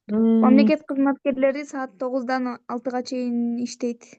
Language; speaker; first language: Turkish; non-native, learner; Kyrgyz